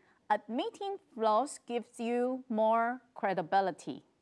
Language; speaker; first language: English; non-native, fluent; Chinese